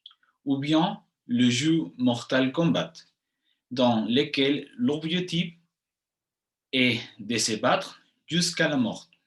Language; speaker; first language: French; non-native, fluent; Spanish